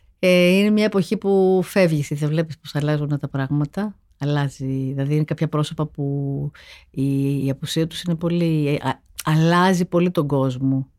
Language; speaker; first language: Greek; native; Greek